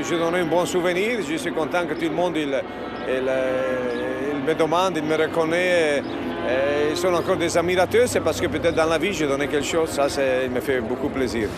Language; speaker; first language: French; non-native, learner; Italian